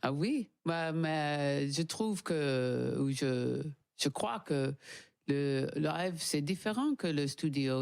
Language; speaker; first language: French; non-native, learner; English